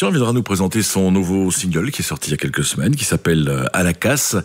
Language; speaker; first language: French; native; French